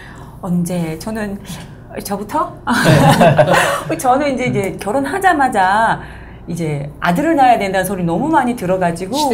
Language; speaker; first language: Korean; non-native, fluent; Japanese